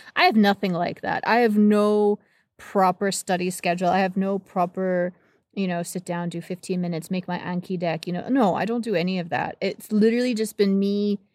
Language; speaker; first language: English; native; English